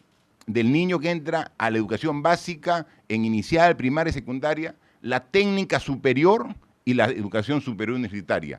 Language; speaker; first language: Spanish; native; Spanish